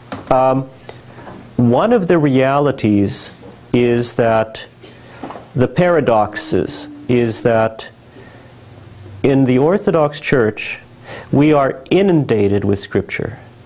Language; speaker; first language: English; early bilingual, other home language; Ukrainian